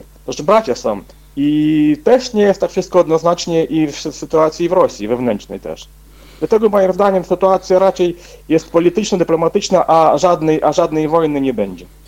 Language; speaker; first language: Polish; non-native, fluent; Ukrainian